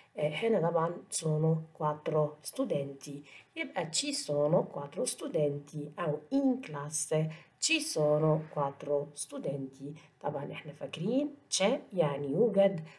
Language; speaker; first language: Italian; non-native, fluent; Arabic